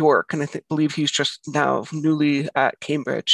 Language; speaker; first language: English; native; English